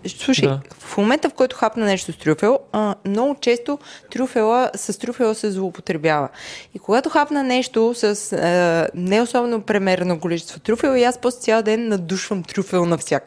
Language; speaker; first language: Bulgarian; native; Bulgarian